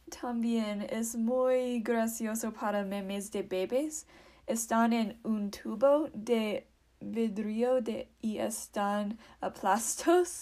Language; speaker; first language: Spanish; non-native, learner; English